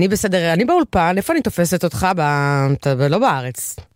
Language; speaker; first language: Hebrew; native; Hebrew